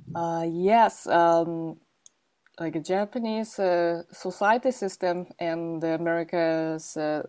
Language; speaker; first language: English; non-native, learner; Japanese